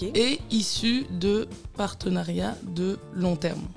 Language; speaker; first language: French; native; French